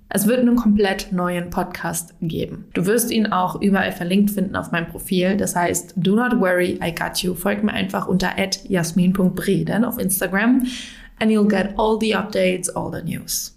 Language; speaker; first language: German; native; German